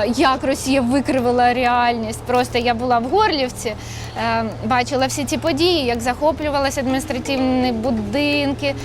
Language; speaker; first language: Ukrainian; non-native, local second language; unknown